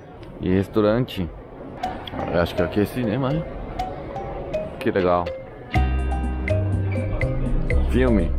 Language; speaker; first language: Portuguese; non-native, learner; Korean